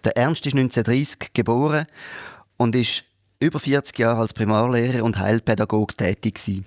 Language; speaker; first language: German; native; German